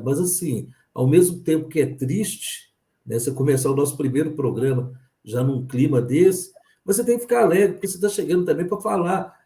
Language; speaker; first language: Portuguese; native; Portuguese